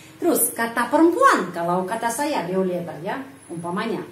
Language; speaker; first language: Indonesian; non-native, fluent; Russian